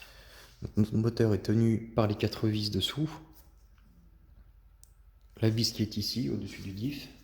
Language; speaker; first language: French; native; French